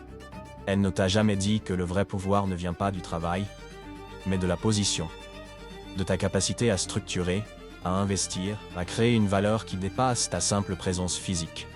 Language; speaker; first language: French; native; French